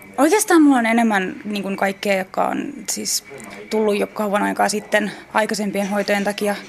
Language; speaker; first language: Finnish; native; Finnish